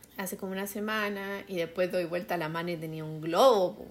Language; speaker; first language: Spanish; native; Spanish